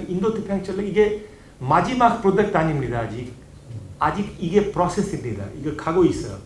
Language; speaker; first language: Korean; non-native, learner; Hindi